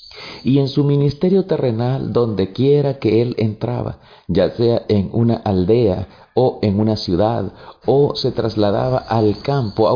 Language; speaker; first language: Spanish; native; Spanish